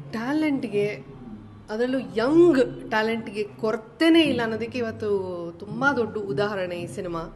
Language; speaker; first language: Kannada; native; Kannada